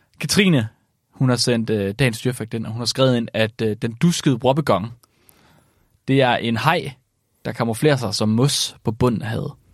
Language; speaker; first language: Danish; native; Danish